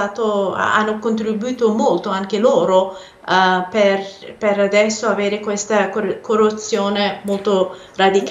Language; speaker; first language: Italian; non-native, fluent; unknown